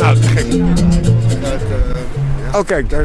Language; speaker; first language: Dutch; native; Dutch